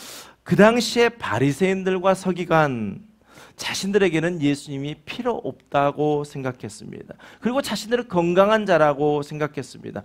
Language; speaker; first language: Korean; native; Korean